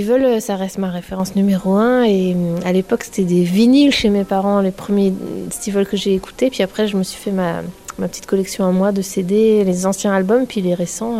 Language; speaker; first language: French; native; French